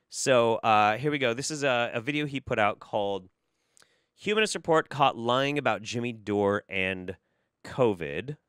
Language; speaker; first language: English; native; English